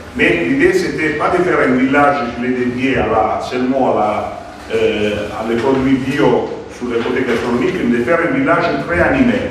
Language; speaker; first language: French; non-native, fluent; Italian